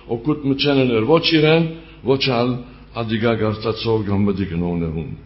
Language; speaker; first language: Armenian; early bilingual, heritage; Armenian